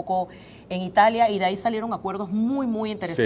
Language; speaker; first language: Spanish; native; Spanish